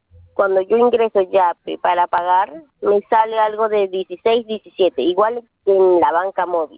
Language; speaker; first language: Spanish; native; Spanish